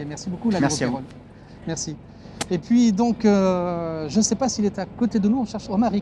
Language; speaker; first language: French; native; French